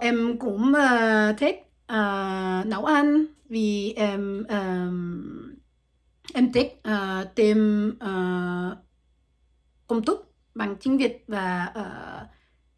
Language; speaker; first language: Vietnamese; non-native, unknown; French